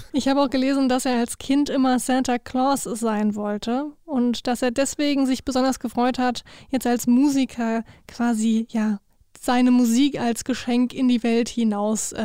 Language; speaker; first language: German; native; German